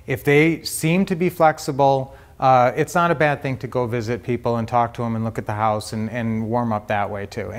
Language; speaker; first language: English; native; English